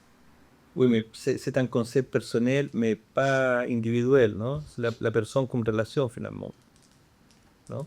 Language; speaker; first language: French; non-native, fluent; Spanish